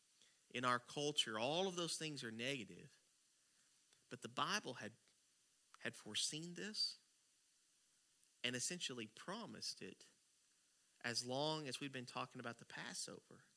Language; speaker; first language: English; native; English